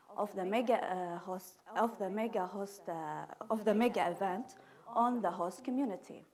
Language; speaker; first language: English; non-native, fluent; Arabic